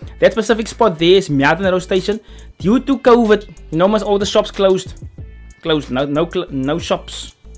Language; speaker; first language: English; non-native, local second language; Afrikaans